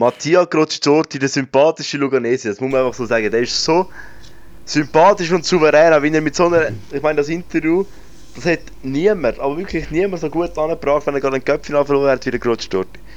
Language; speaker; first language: German; native; German